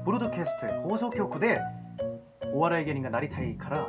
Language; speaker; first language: Japanese; non-native, learner; Korean